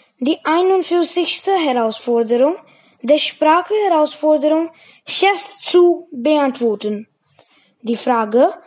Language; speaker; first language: German; non-native, learner; Hindi